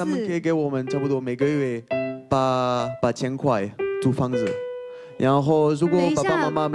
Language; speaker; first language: Chinese; non-native, fluent; French